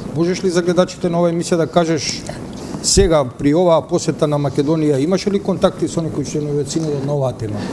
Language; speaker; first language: Macedonian; native; Macedonian